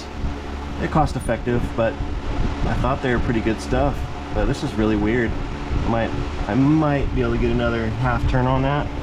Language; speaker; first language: English; native; English